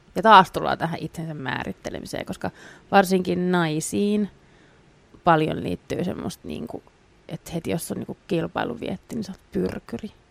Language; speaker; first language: Finnish; native; Finnish